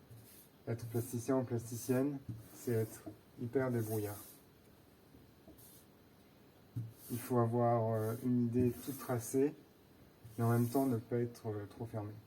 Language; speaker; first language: French; native; French